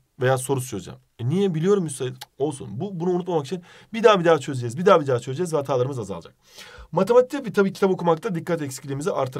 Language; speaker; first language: Turkish; native; Turkish